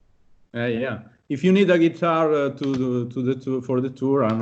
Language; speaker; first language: English; non-native, fluent; Italian